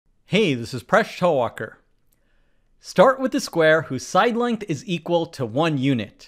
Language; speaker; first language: English; native; English